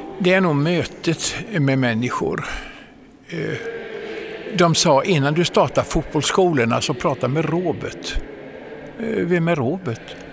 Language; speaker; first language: Swedish; native; Swedish